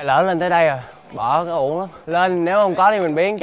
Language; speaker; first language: Vietnamese; native; Vietnamese